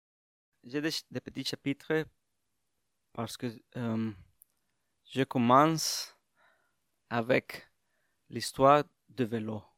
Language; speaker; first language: French; non-native, learner; English